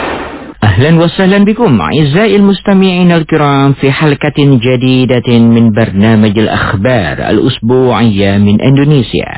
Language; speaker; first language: Arabic; non-native, fluent; Indonesian